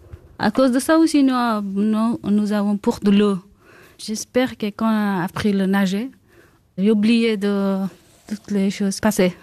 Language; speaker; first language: French; non-native, learner; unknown